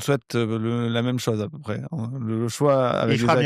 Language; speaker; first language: French; native; French